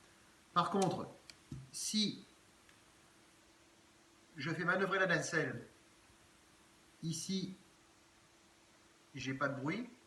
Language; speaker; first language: French; native; French